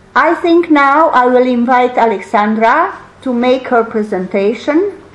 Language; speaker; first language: English; non-native, fluent; Romanian